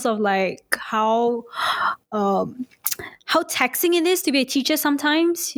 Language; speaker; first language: English; native; English